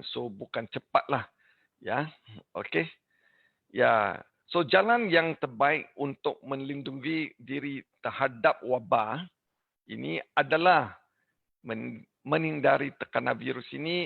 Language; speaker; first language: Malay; non-native, learner; English